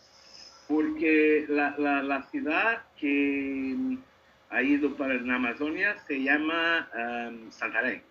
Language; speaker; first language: Spanish; non-native, learner; Portuguese